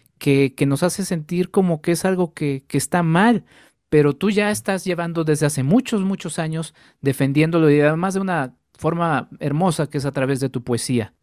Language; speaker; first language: Spanish; native; Spanish